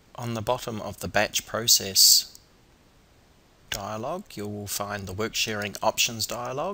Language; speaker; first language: English; native; English